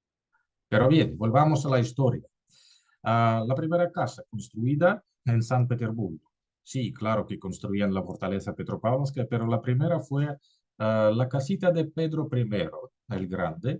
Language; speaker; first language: Spanish; non-native, fluent; Russian